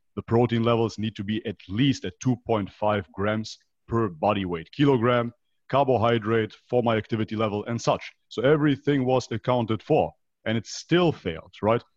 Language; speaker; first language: English; non-native, fluent; Macedonian